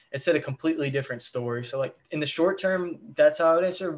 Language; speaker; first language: English; native; English